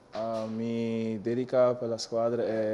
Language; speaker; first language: Italian; non-native, learner; English